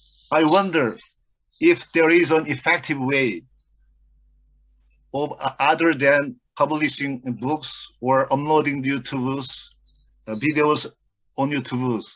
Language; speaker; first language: English; non-native, fluent; Korean